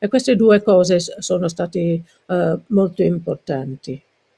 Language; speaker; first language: Italian; non-native, learner; English